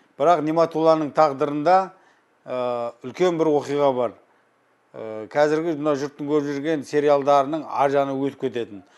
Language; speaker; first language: Kazakh; native; Kazakh